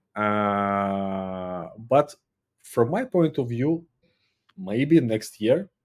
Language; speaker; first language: English; non-native, fluent; Uzbek